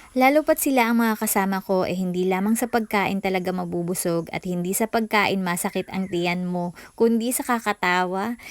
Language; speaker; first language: Filipino; native; Filipino